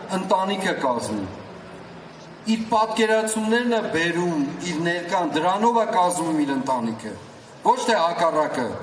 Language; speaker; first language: Armenian; native; Armenian